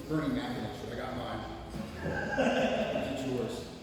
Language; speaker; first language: English; native; English